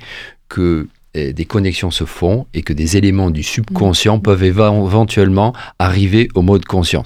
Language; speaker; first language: French; native; French